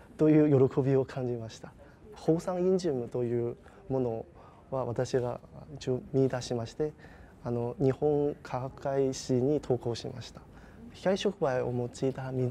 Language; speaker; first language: Japanese; non-native, fluent; Chinese